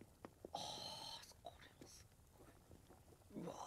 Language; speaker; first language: Japanese; native; Japanese